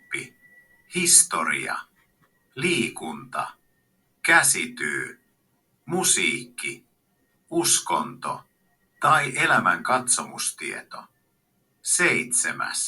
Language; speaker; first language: Finnish; non-native, learner; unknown